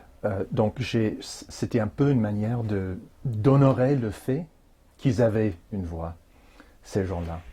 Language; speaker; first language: French; non-native, fluent; English